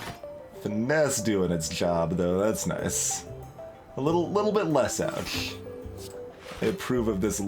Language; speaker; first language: English; native; English